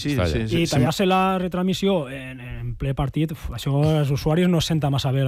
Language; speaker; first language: Catalan; native; Catalan